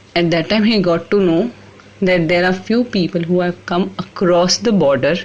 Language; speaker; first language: English; non-native, local second language; Marathi